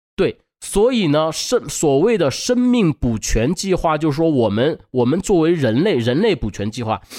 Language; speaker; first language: Chinese; native; Chinese